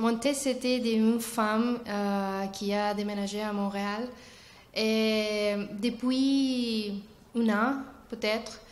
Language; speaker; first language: French; non-native, learner; Spanish